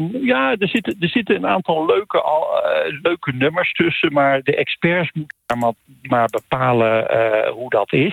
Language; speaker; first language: Dutch; native; Dutch